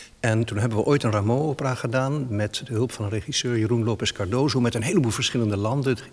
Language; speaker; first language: Dutch; native; Dutch